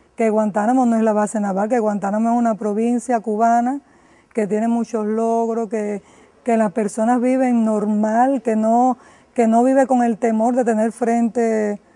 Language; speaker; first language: Spanish; native; Spanish